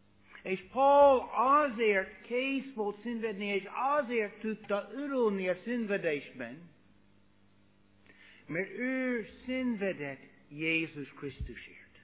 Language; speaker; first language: Hungarian; non-native, fluent; English